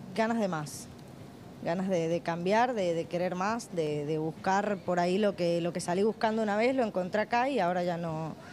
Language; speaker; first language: Spanish; native; Spanish